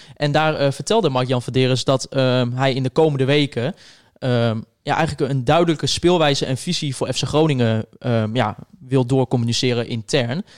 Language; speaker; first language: Dutch; native; Dutch